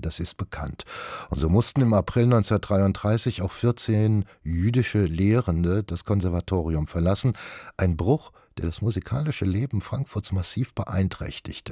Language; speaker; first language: German; native; German